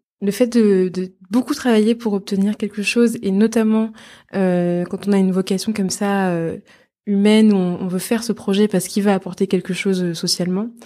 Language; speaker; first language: French; native; French